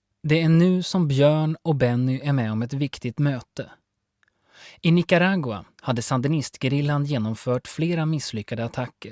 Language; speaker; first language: Swedish; native; Swedish